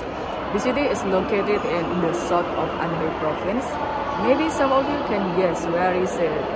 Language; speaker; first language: English; non-native, fluent; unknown